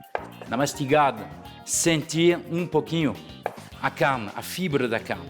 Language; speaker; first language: Portuguese; non-native, fluent; French